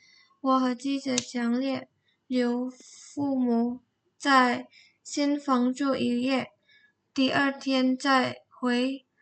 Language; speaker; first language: Chinese; non-native, learner; Indonesian